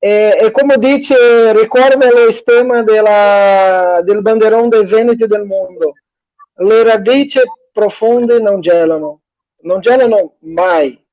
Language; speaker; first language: Italian; non-native, fluent; Portuguese